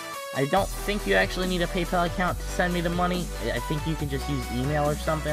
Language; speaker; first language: English; native; English